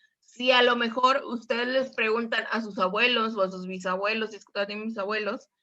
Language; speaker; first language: Spanish; native; Spanish